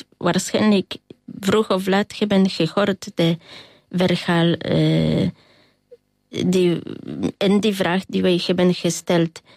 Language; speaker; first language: Dutch; non-native, fluent; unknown